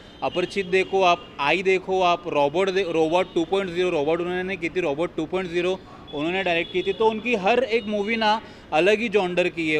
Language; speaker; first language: Hindi; native; Hindi